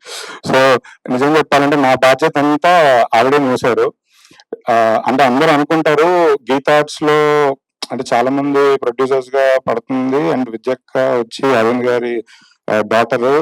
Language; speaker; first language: Telugu; native; Telugu